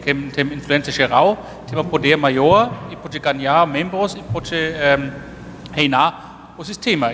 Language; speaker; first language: Portuguese; non-native, fluent; German